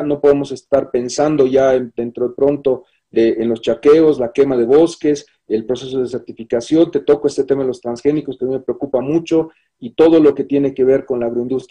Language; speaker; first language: Spanish; native; Spanish